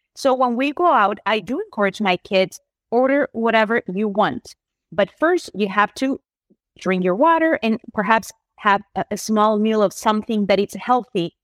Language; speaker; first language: English; non-native, fluent; Spanish